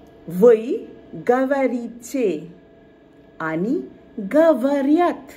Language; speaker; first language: Russian; non-native, fluent; Bangla